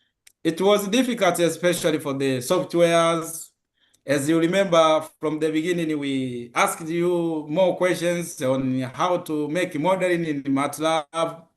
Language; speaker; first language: English; non-native, local second language; Swahili